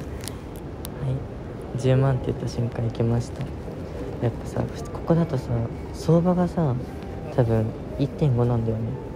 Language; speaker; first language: Japanese; native; Japanese